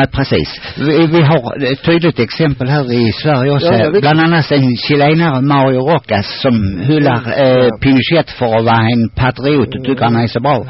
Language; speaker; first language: Swedish; native; Swedish